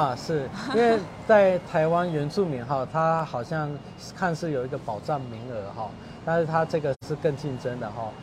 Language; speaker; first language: Chinese; native; Chinese